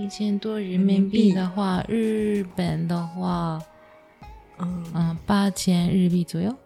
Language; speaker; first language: Chinese; non-native, learner; Japanese